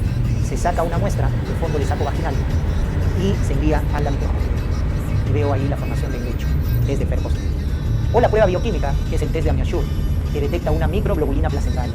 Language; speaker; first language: Spanish; native; Spanish